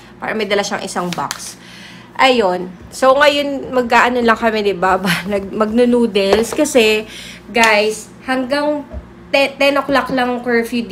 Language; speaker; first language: Filipino; native; Filipino